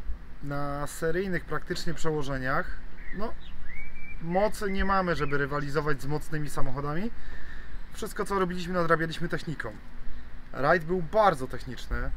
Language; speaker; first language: Polish; native; Polish